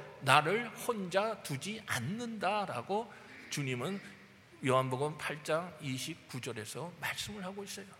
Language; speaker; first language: Korean; native; Korean